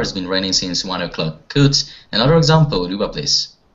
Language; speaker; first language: English; non-native, fluent; Russian